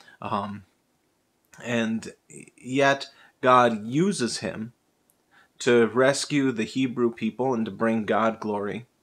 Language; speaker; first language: English; native; English